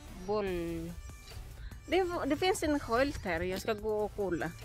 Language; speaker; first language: Swedish; non-native, learner; Filipino